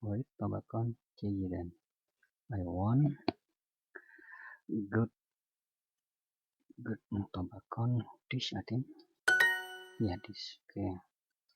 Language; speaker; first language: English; non-native, fluent; Indonesian